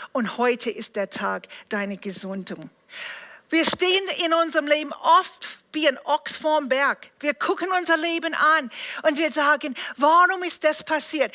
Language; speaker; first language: German; non-native, fluent; English